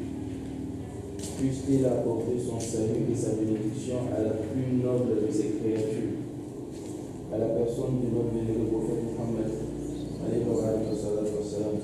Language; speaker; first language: French; non-native, local second language; Dyula